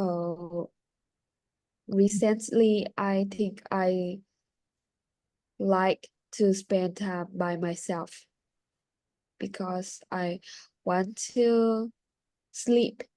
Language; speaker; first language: English; non-native, learner; Vietnamese